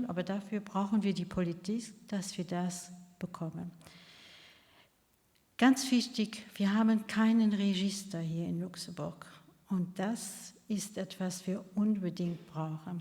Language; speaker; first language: German; non-native, local second language; Luxembourgish